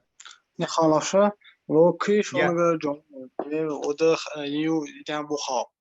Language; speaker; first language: Chinese; non-native, learner; Tajik